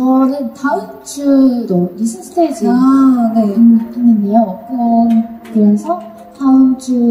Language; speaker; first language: Korean; non-native, learner; Japanese